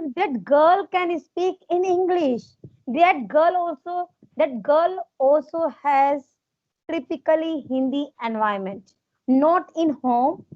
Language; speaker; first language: English; non-native, learner; Hindi